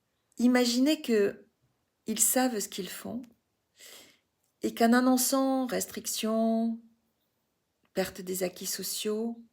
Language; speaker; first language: French; native; French